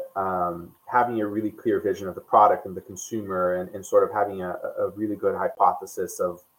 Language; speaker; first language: English; non-native, fluent; Portuguese